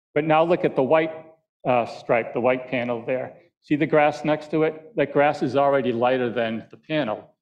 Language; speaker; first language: English; native; English